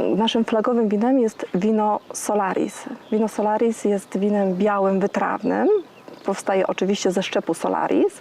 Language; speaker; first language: Polish; native; Polish